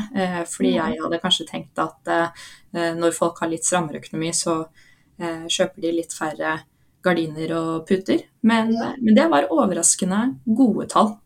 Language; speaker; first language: Norwegian; native; Norwegian